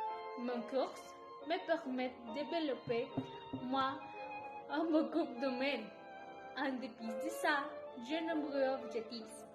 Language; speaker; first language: French; non-native, learner; Spanish